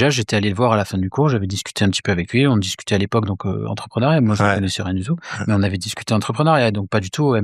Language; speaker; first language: French; native; French